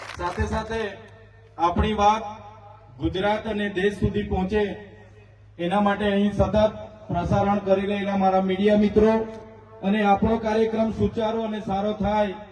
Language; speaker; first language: Gujarati; non-native, local second language; Vasavi